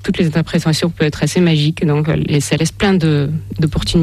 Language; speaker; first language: French; non-native, fluent; Russian